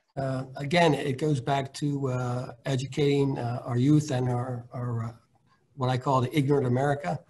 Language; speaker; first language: English; native; English